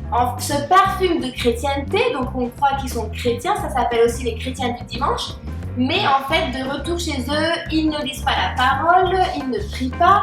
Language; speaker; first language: French; native; French